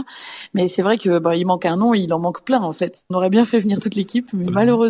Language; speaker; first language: French; native; French